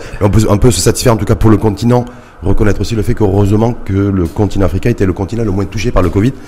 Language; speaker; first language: French; non-native, local second language; Arabic